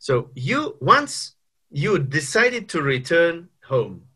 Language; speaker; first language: English; non-native, fluent; Ukrainian